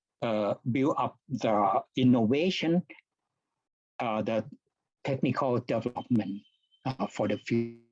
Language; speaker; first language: English; non-native, fluent; Thai